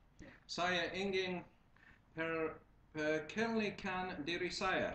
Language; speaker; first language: Indonesian; non-native, learner; English